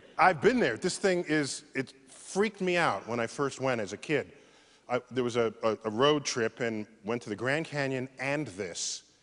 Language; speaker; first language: English; native; English